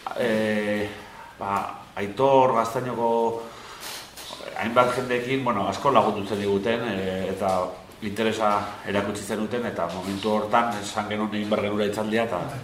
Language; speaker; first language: Basque; non-native, local second language; Spanish